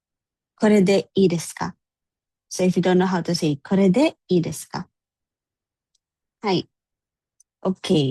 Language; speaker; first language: Japanese; non-native, fluent; Filipino